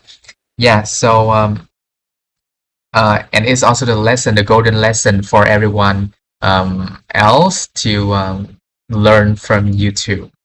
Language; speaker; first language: English; non-native, fluent; Vietnamese